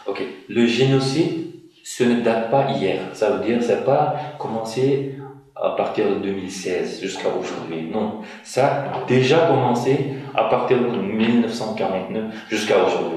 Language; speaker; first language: French; non-native, fluent; Uyghur